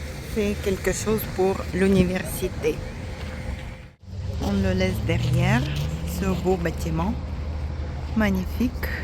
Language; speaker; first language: French; non-native, fluent; Russian